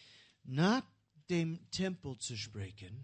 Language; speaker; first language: German; non-native, learner; English